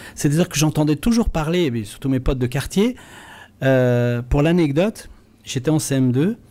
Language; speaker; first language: French; early bilingual, other home language; Arabic